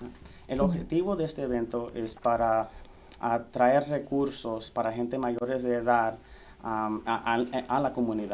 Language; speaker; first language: Spanish; early bilingual, heritage; Spanish